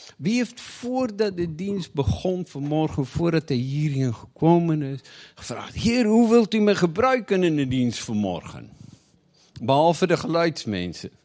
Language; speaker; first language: Dutch; non-native, fluent; Afrikaans